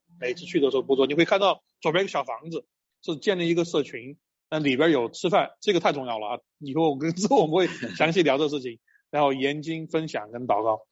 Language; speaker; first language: Chinese; native; Chinese